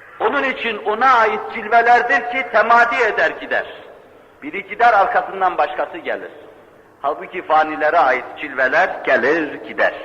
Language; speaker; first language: Turkish; native; Turkish